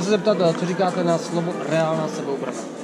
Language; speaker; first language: Czech; native; Czech